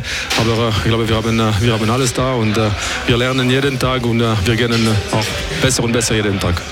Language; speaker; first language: German; non-native, local second language; French